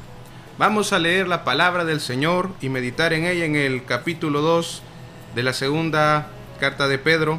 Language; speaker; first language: Spanish; native; Spanish